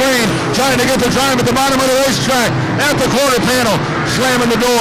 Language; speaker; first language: English; native; English